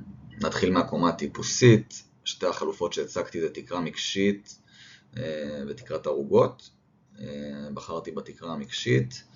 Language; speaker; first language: Hebrew; native; Hebrew